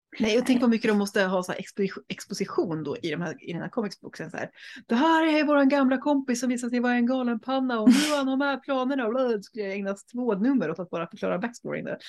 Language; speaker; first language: Swedish; native; Swedish